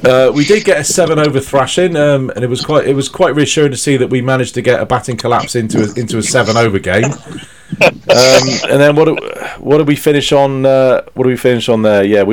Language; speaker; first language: English; native; English